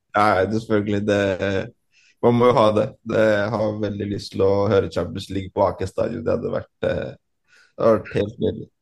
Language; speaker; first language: Norwegian; early bilingual, other home language; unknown